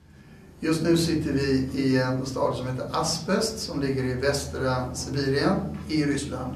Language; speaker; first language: Swedish; native; Swedish